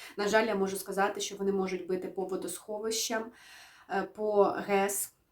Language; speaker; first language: Ukrainian; native; Ukrainian